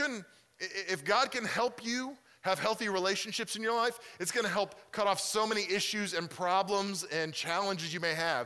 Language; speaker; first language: English; native; English